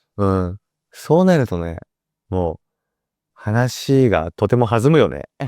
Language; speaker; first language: Japanese; native; Japanese